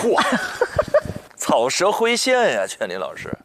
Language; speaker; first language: Chinese; native; Chinese